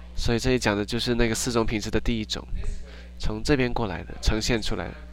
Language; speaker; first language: Chinese; non-native, learner; German